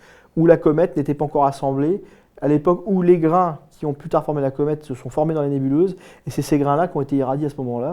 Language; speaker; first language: French; native; French